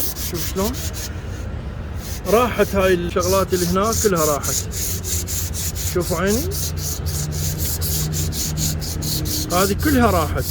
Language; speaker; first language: Arabic; native; Arabic